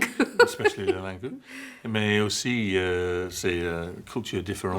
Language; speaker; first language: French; non-native, learner; English